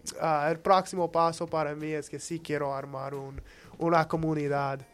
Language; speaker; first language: Spanish; non-native, fluent; English